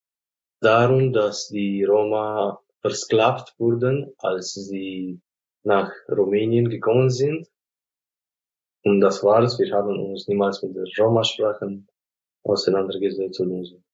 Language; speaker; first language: German; non-native, fluent; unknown